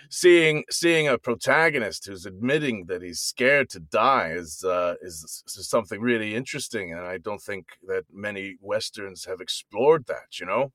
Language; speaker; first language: English; native; English